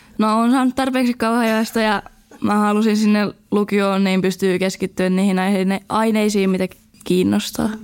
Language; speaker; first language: Finnish; native; Finnish